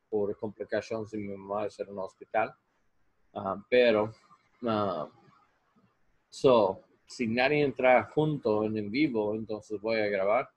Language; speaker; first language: Spanish; non-native, learner; English